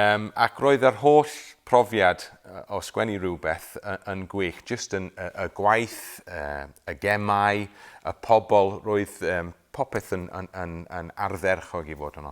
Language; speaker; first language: Welsh; non-native, local second language; English